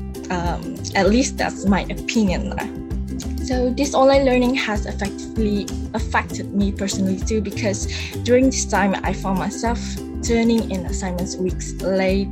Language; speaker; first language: English; non-native, local second language; Malay